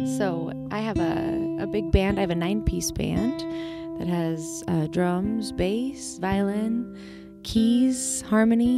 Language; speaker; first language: English; native; English